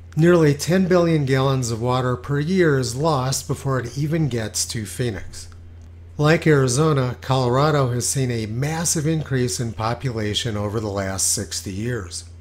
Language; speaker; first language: English; native; English